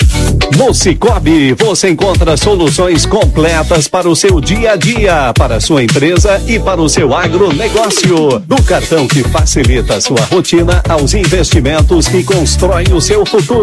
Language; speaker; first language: Portuguese; native; Portuguese